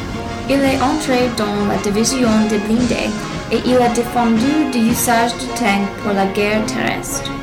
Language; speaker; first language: French; non-native, learner; English